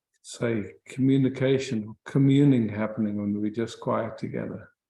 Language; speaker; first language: English; native; English